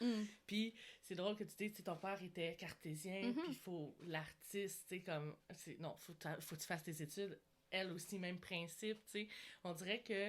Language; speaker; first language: French; native; French